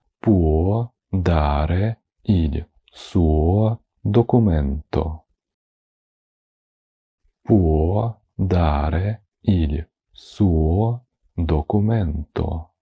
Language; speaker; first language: Italian; non-native, fluent; Ukrainian